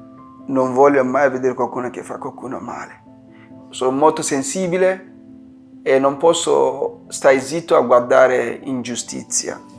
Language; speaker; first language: Italian; non-native, fluent; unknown